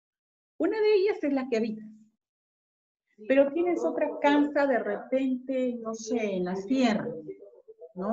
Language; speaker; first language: Spanish; native; Spanish